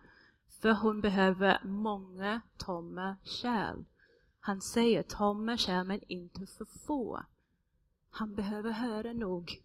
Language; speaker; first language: Swedish; non-native, fluent; English